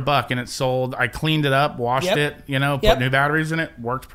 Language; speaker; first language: English; native; English